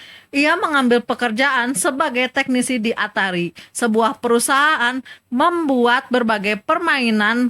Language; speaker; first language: Indonesian; native; Indonesian